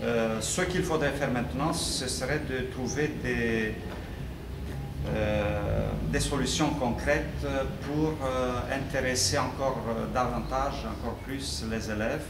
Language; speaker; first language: French; non-native, fluent; Romanian